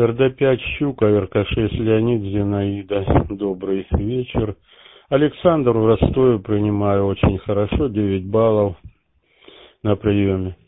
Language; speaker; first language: Russian; native; Russian